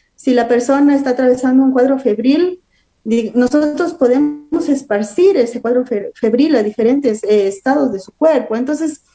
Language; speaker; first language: Spanish; native; Spanish